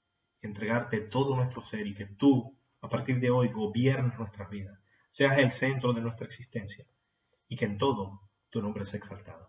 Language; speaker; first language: Spanish; native; Spanish